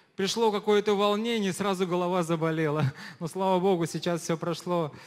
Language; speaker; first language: Russian; native; Russian